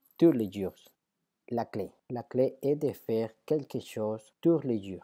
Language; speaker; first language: French; non-native, fluent; Spanish